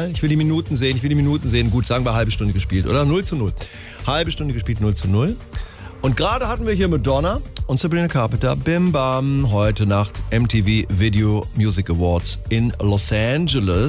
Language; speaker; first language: German; native; German